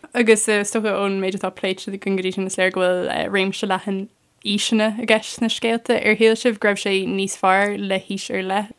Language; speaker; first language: Irish; native; Irish